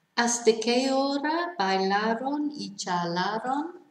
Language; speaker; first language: Spanish; non-native, fluent; English